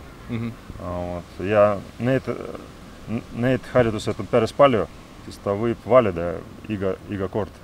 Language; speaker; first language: Estonian; non-native, local second language; Russian